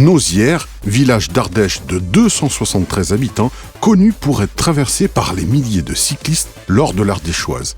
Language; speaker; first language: French; native; French